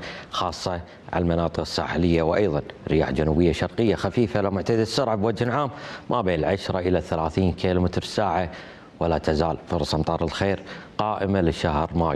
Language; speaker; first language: Arabic; native; Arabic